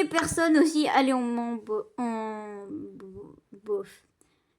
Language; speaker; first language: French; native; French